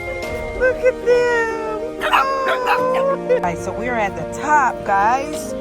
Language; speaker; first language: English; native; English